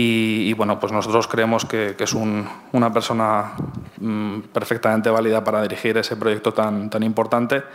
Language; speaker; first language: Spanish; native; Spanish